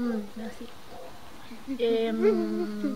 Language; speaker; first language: French; non-native, learner; Filipino